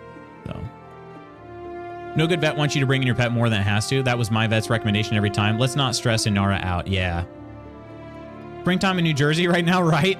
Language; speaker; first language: English; native; English